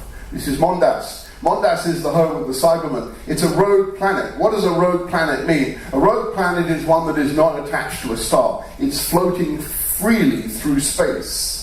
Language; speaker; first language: English; native; English